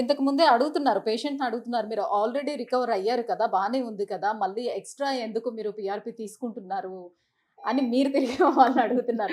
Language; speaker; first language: Telugu; native; Telugu